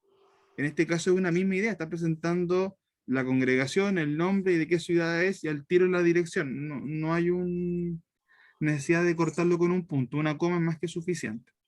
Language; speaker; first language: Spanish; native; Spanish